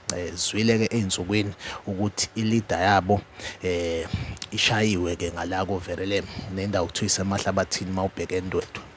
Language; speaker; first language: Zulu; native; Zulu